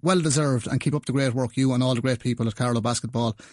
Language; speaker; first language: English; native; English